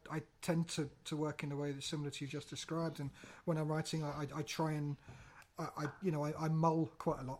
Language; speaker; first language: English; native; English